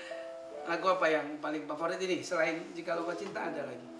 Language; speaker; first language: Indonesian; native; Indonesian